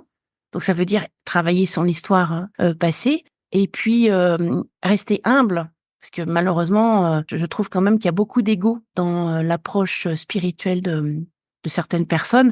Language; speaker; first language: French; native; French